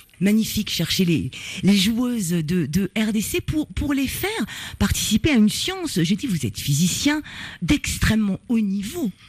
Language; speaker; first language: French; native; French